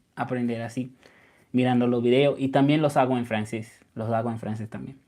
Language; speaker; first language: Spanish; non-native, fluent; English